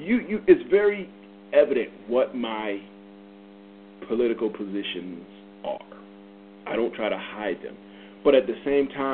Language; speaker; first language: English; native; English